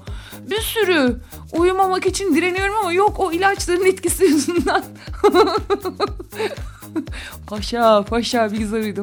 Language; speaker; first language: Turkish; native; Turkish